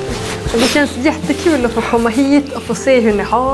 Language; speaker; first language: Swedish; native; Swedish